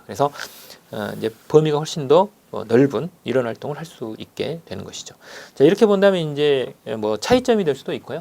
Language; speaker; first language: Korean; native; Korean